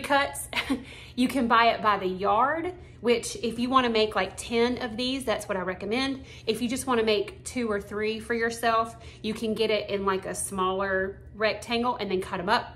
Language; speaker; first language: English; native; English